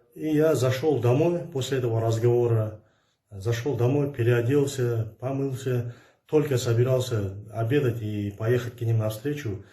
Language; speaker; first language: Russian; non-native, local second language; Kazakh